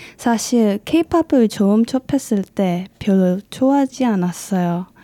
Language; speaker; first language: Korean; non-native, fluent; Indonesian